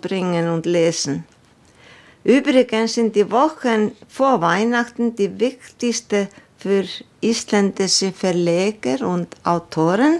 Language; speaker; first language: German; non-native, fluent; Icelandic